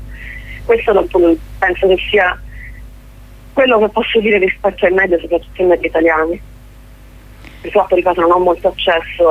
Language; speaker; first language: Italian; native; Italian